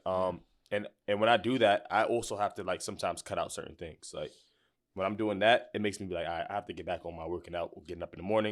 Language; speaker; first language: English; native; English